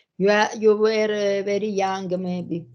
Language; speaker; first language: English; non-native, learner; Italian